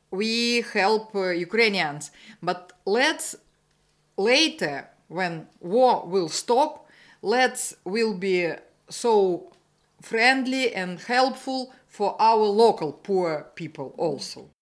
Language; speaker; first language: English; non-native, learner; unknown